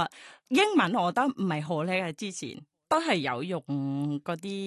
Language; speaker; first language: Cantonese; non-native, learner; Thai